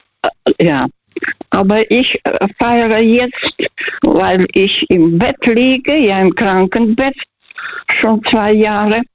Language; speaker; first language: German; non-native, fluent; Russian